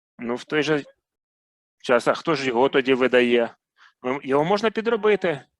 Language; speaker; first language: Ukrainian; non-native, fluent; Arabic